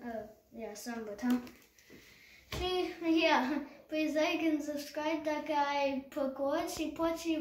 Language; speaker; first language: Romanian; early bilingual, heritage; Romanian